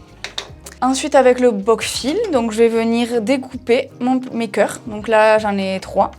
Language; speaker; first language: French; native; French